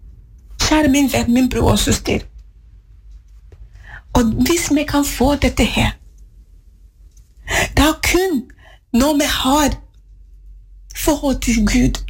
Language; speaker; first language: Swedish; non-native, fluent; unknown